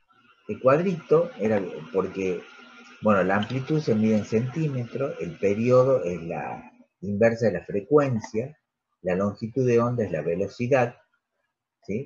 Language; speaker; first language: Spanish; native; Spanish